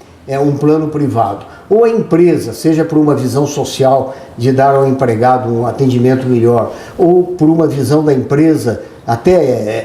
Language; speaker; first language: Portuguese; native; Portuguese